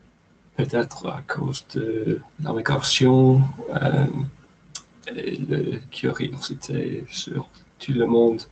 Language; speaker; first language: French; non-native, learner; English